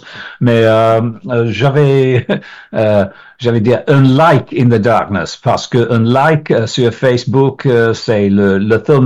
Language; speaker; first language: French; non-native, learner; English